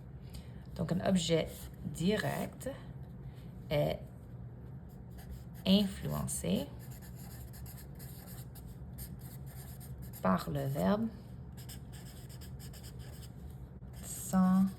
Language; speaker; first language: French; non-native, fluent; English